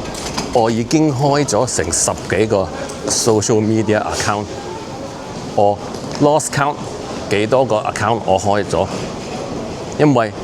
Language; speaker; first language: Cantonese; early bilingual, heritage; Cantonese